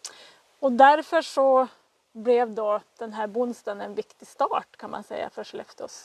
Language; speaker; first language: Swedish; native; Swedish